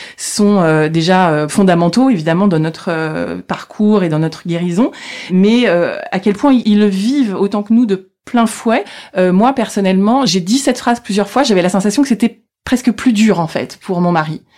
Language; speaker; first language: French; native; French